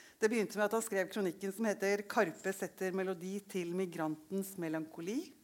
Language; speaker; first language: Norwegian; native; Norwegian